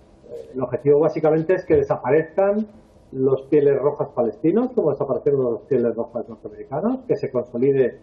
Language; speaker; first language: Spanish; native; Spanish